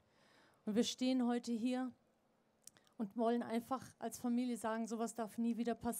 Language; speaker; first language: German; native; German